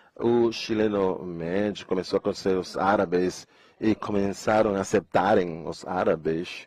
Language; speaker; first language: Portuguese; non-native, fluent; Spanish